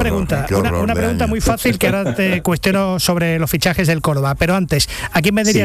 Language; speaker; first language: Spanish; native; Spanish